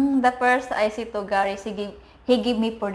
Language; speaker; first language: English; non-native, learner; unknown